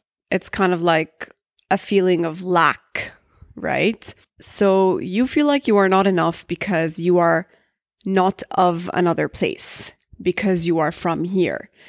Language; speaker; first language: English; early bilingual, other home language; Arabic